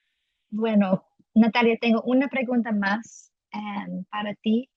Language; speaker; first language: Spanish; non-native, fluent; English